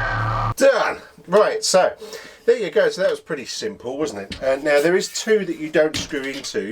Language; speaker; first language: English; native; English